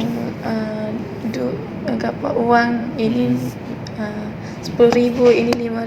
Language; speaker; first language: Indonesian; non-native, learner; Malay